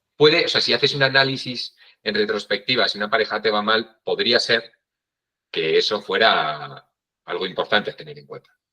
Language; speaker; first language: Spanish; native; Spanish